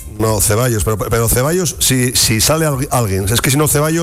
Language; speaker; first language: Spanish; native; Spanish